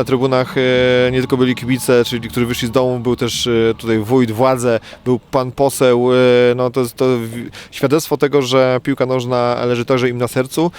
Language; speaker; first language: Polish; native; Polish